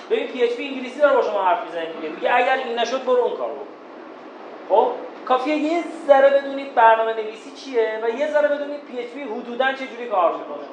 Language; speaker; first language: Persian; non-native, local second language; Azerbaijani